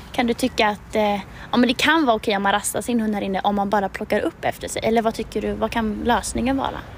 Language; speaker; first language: Swedish; native; Swedish